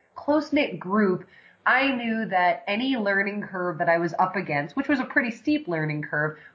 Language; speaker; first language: English; native; English